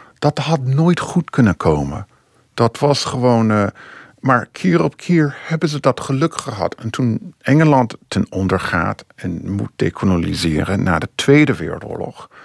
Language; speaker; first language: Dutch; non-native, fluent; English